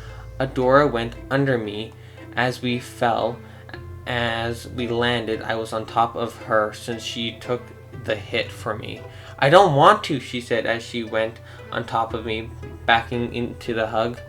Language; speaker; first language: English; native; English